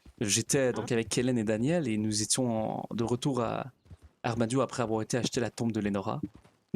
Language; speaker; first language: French; native; French